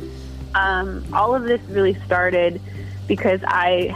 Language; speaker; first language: English; native; English